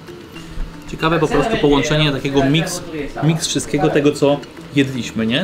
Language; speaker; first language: Polish; native; Polish